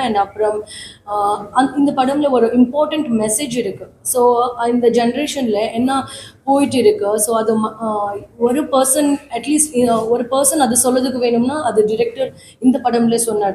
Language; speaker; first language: Tamil; non-native, learner; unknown